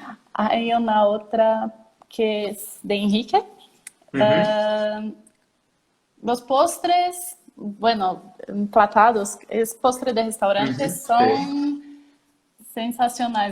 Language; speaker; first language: Spanish; non-native, learner; Portuguese